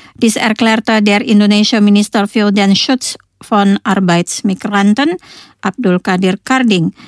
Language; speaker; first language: German; non-native, fluent; Indonesian